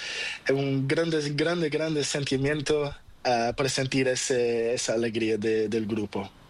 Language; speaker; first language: Spanish; non-native, learner; Portuguese